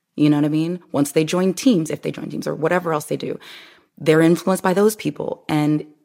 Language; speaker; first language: English; native; English